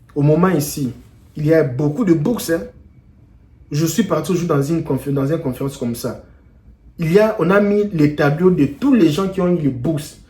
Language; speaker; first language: French; non-native, local second language; Lingala